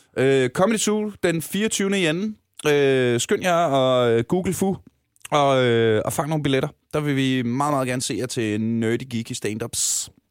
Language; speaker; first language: Danish; native; Danish